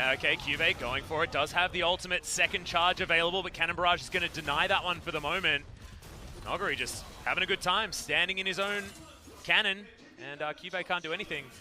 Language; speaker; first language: English; native; English